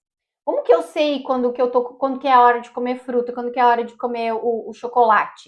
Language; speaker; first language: Portuguese; native; Portuguese